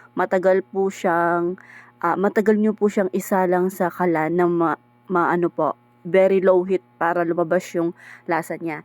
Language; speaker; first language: Filipino; native; Filipino